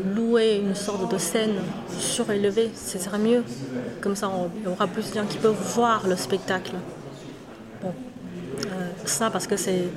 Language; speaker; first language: French; non-native, fluent; Chinese